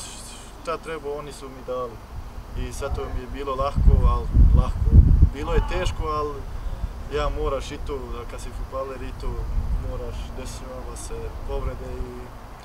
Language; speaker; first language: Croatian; early bilingual, heritage; Bosnian